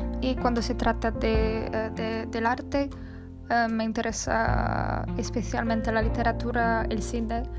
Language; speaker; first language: Spanish; non-native, fluent; Polish